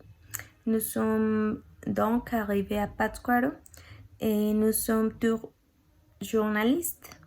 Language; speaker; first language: French; non-native, learner; Spanish